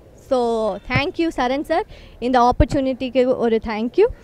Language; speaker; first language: Tamil; non-native, learner; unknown